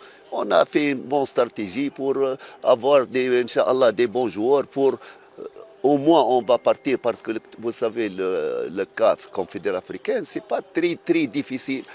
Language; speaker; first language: French; non-native, fluent; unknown